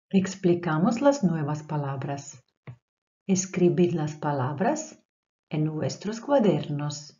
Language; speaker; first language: Spanish; non-native, fluent; Croatian